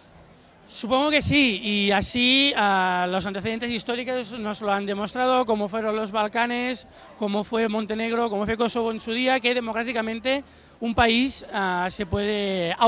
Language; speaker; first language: Spanish; non-native, local second language; Catalan